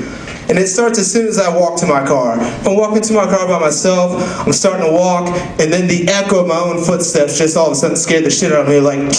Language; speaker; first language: English; native; English